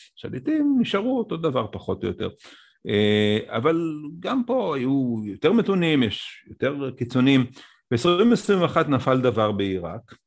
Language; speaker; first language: Hebrew; native; Hebrew